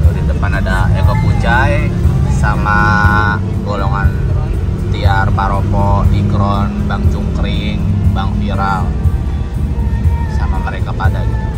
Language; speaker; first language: Indonesian; native; Indonesian